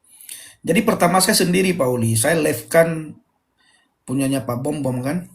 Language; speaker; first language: Indonesian; native; Indonesian